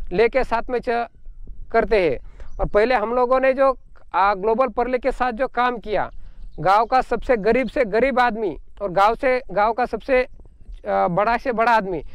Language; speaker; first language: Hindi; non-native, local second language; Marathi